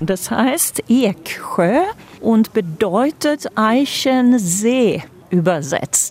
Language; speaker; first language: German; non-native, fluent; Swedish